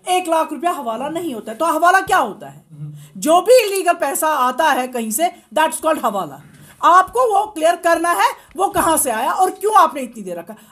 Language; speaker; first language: Hindi; non-native, local second language; Kashmiri